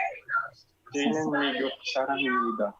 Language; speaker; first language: Korean; non-native, learner; Filipino